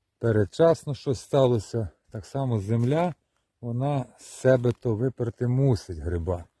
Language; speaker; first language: Ukrainian; native; Ukrainian